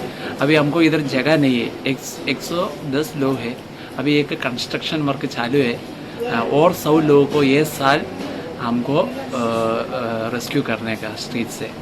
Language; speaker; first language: Hindi; non-native, local second language; Malayalam